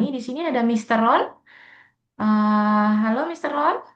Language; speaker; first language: Indonesian; native; Indonesian